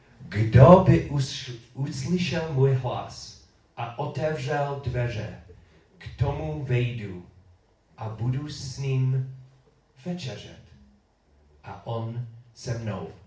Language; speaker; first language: Czech; non-native, learner; English